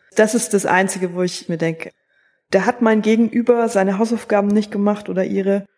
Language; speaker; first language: German; native; German